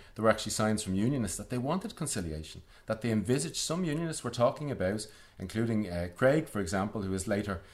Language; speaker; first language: English; native; English